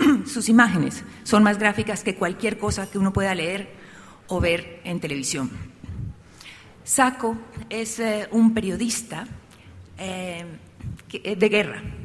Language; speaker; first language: Spanish; native; Spanish